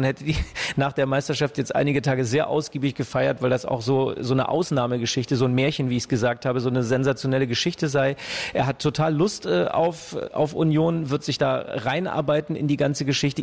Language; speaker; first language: German; native; German